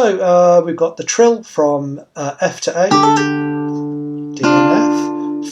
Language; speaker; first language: English; native; English